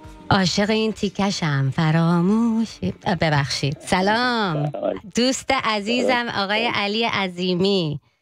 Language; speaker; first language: Persian; early bilingual, heritage; Persian